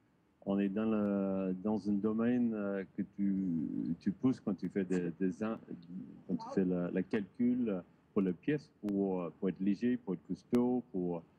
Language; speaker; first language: French; non-native, learner; English